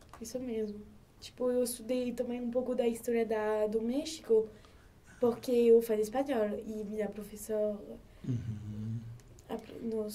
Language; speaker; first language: Portuguese; non-native, learner; French